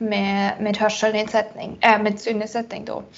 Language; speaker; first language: Swedish; non-native, fluent; German